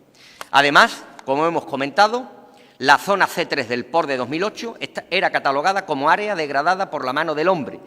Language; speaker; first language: Spanish; native; Spanish